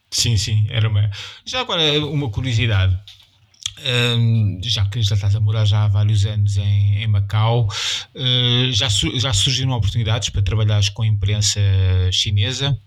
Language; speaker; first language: Portuguese; native; Portuguese